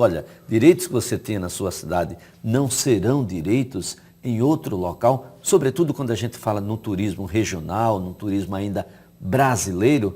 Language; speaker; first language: Portuguese; native; Portuguese